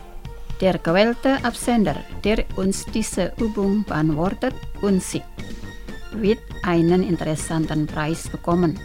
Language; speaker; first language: German; non-native, fluent; Indonesian